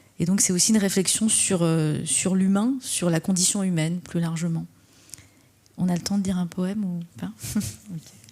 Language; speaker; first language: French; native; French